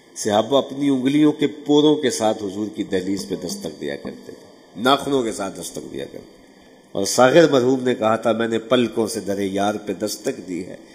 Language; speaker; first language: Urdu; non-native, local second language; Punjabi